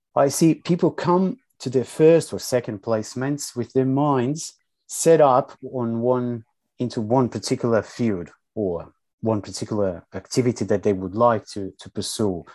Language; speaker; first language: English; non-native, fluent; Portuguese